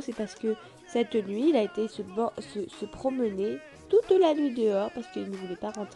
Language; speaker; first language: French; native; French